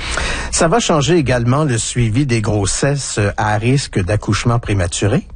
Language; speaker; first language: French; native; French